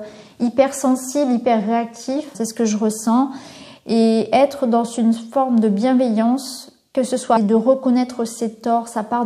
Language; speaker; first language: French; native; French